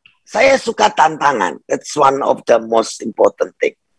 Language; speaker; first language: English; non-native, fluent; Indonesian